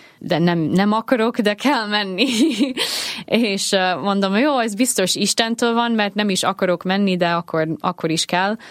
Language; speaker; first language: Hungarian; non-native, fluent; English